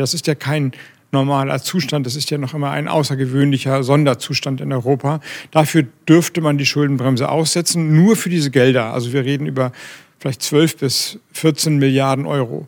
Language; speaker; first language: German; native; German